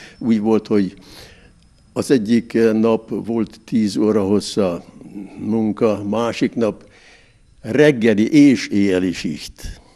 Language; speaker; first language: Hungarian; native; Hungarian